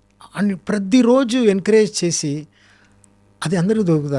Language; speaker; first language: Telugu; non-native, fluent; Tamil